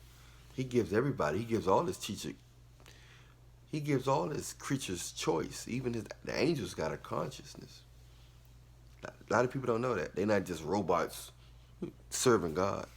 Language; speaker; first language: English; native; English